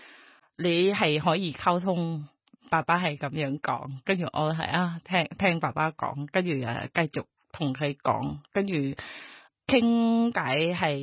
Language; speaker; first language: Cantonese; non-native, fluent; Thai